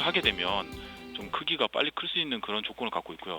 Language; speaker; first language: Korean; native; Korean